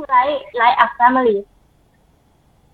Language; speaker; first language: English; non-native, learner; Thai